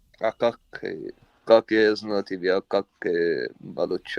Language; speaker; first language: Russian; non-native, learner; Arabic